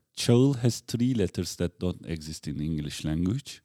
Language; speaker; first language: English; non-native, fluent; Turkish